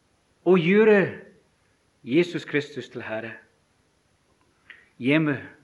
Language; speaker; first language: Norwegian; non-native, fluent; English